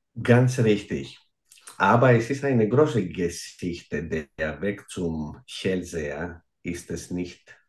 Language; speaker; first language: German; non-native, fluent; Greek